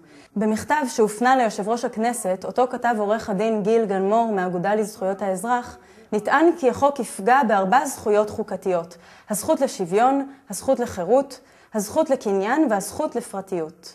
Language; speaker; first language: Hebrew; native; Hebrew